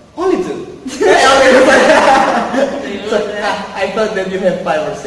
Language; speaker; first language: English; non-native, learner; Indonesian